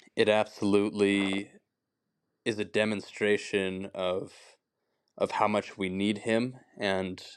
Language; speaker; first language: English; native; English